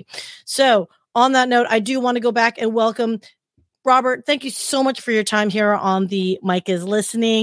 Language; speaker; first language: English; native; English